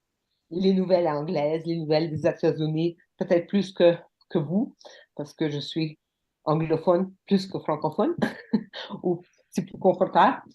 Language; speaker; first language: French; non-native, local second language; English